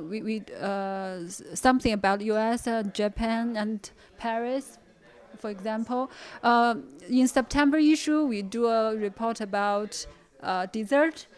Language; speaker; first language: English; non-native, fluent; Chinese